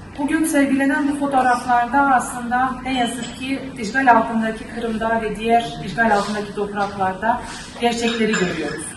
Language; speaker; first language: Turkish; native; Turkish